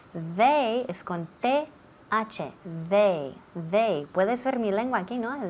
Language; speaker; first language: Spanish; non-native, fluent; English